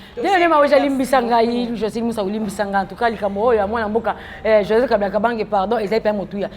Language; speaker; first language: Lingala; native; Lingala